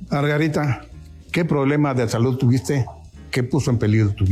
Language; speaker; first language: Spanish; native; Spanish